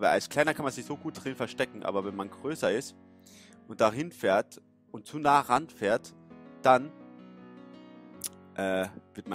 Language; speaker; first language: German; native; German